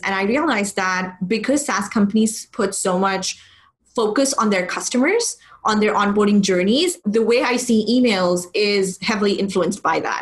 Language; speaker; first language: English; non-native, local second language; Urdu